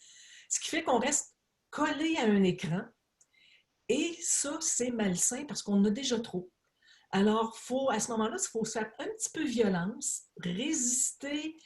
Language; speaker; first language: French; native; French